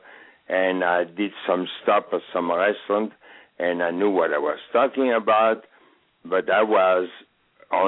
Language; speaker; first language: English; non-native, fluent; French